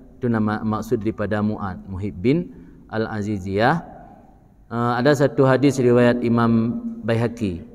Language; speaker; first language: Malay; non-native, local second language; Achinese